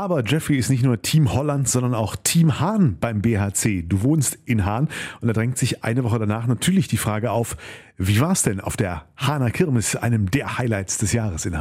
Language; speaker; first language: German; native; German